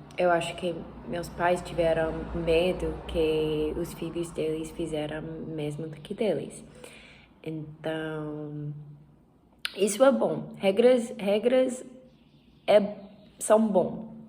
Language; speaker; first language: Portuguese; non-native, learner; English